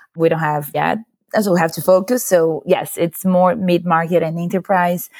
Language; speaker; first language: English; non-native, fluent; Portuguese